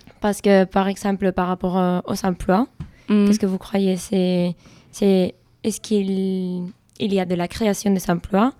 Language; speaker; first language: French; non-native, learner; Spanish